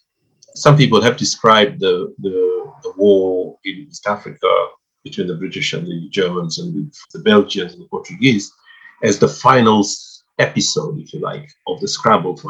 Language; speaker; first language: English; non-native, local second language; Swahili